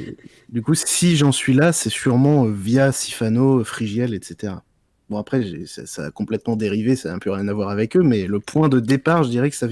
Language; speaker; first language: French; native; French